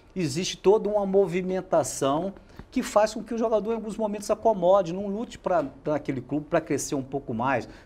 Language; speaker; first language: Portuguese; native; Portuguese